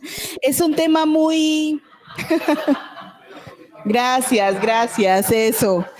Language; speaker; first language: Spanish; native; Spanish